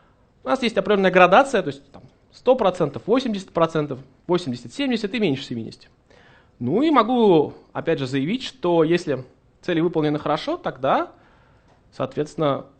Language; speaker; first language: Russian; native; Russian